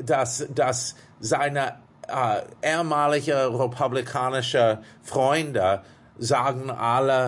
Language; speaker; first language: German; non-native, fluent; English